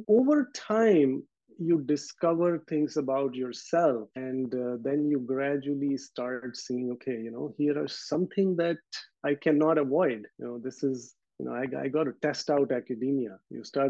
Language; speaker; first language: English; non-native, local second language; Urdu